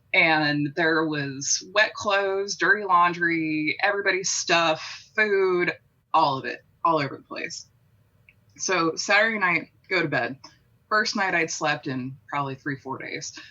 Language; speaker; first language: English; native; English